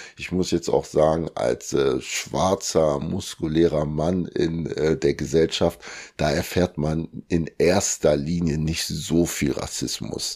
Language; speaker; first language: German; early bilingual, other home language; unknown